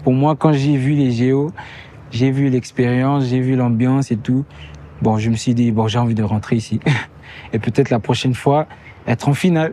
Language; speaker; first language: French; early bilingual, heritage; Lingala